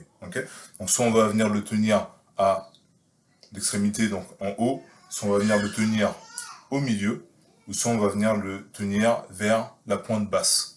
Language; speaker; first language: French; native; French